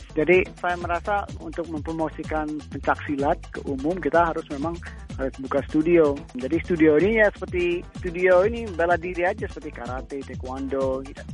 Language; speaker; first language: Indonesian; early bilingual, heritage; Indonesian